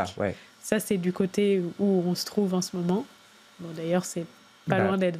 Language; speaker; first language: French; native; French